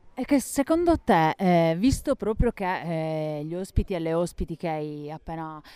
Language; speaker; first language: Italian; native; Italian